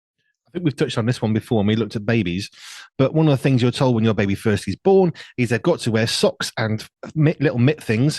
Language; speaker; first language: English; native; English